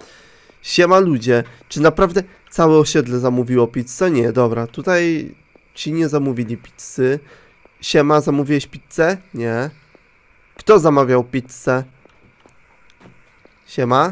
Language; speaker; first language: Polish; native; Polish